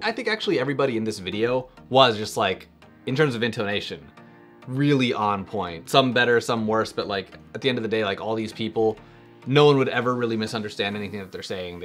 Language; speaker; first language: English; early bilingual, other home language; Spanish